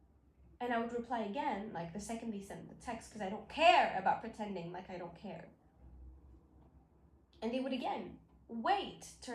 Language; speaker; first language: English; non-native, local second language; Arabic